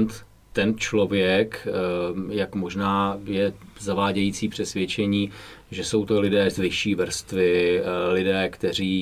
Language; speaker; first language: Czech; native; Czech